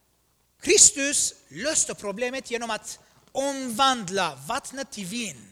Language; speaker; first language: Swedish; non-native, fluent; Armenian